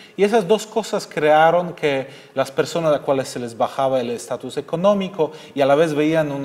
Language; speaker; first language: Spanish; non-native, fluent; German